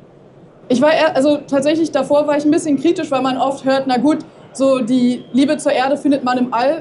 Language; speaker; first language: German; native; German